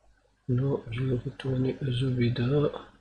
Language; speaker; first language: French; non-native, learner; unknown